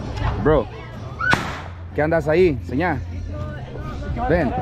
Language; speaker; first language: Spanish; native; Spanish